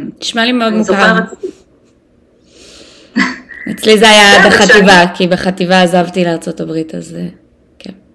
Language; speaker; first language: Hebrew; early bilingual, other home language; Russian